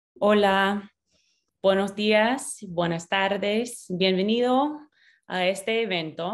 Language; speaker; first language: Spanish; non-native, fluent; English